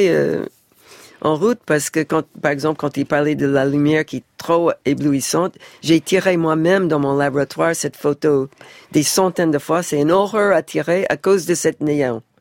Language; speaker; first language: French; non-native, fluent; English